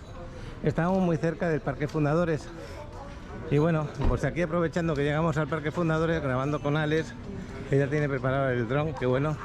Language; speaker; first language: Spanish; native; Spanish